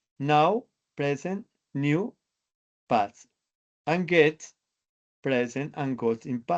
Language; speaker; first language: English; non-native, learner; Spanish